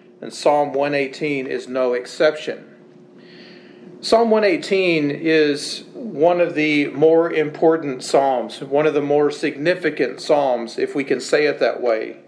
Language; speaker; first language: English; native; English